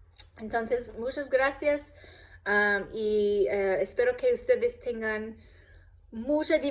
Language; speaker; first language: Spanish; non-native, learner; English